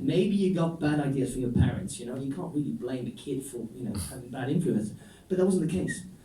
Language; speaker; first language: English; non-native, fluent; Dutch